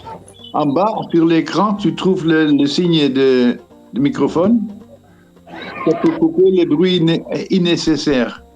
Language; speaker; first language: French; non-native, fluent; Dutch